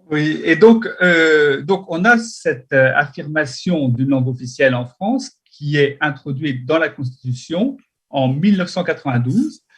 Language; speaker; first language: French; native; French